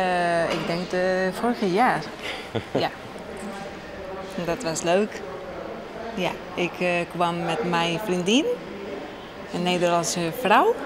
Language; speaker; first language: Dutch; non-native, learner; Spanish